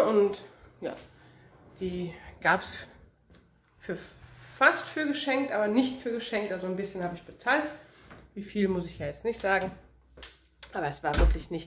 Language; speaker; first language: German; native; German